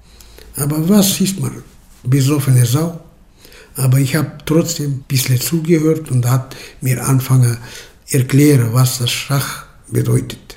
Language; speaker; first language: German; early bilingual, heritage; German